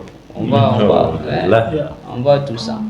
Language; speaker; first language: French; non-native, fluent; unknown